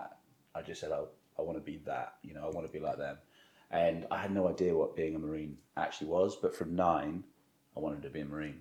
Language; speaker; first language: English; native; English